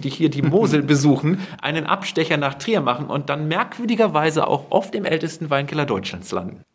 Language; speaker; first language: German; native; German